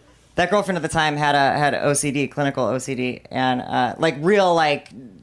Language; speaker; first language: English; native; English